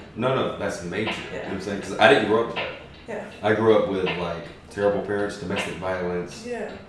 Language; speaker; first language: English; native; English